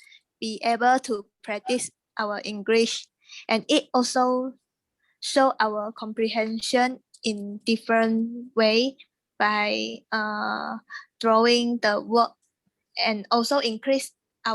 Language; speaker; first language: English; non-native, learner; Chinese